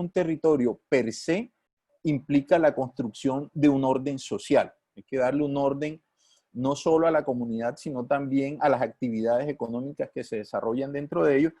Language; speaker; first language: Spanish; native; Spanish